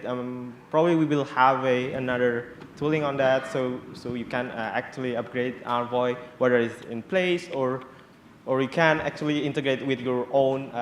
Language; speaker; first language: English; non-native, fluent; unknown